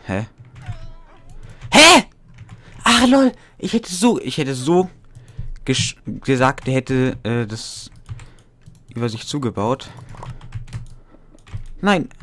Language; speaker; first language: German; native; German